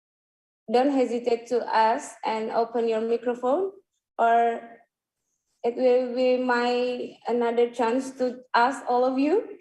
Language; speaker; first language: English; non-native, fluent; Indonesian